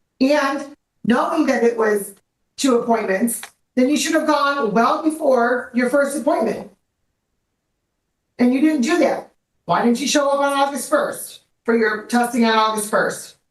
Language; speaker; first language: English; native; English